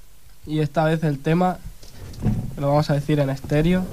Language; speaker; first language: Spanish; native; Spanish